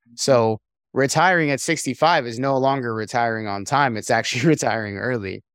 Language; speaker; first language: English; native; English